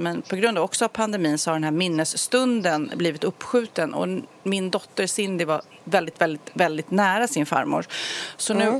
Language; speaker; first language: Swedish; native; Swedish